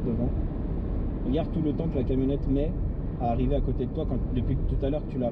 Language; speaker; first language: French; native; French